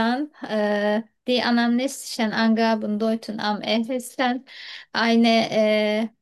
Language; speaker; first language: German; non-native, learner; Turkish